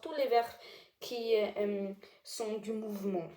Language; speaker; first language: French; non-native, learner; German